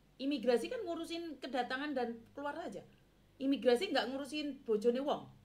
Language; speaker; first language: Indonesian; non-native, local second language; Javanese